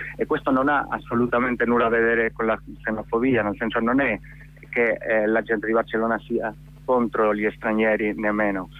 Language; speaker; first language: Italian; non-native, fluent; Catalan